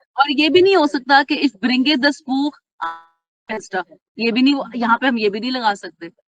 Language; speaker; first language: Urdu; non-native, local second language; Punjabi